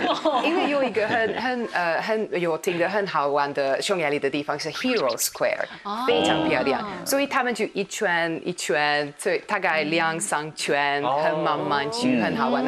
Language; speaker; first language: Chinese; non-native, learner; Hungarian